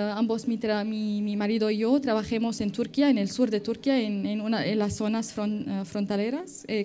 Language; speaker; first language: Spanish; non-native, fluent; Arabic